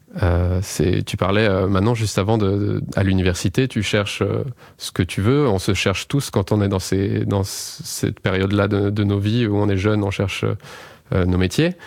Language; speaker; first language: French; native; French